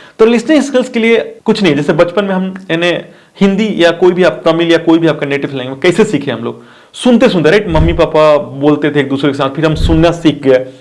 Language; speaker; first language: Hindi; native; Hindi